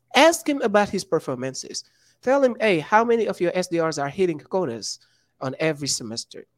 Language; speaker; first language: English; non-native, fluent; Wolof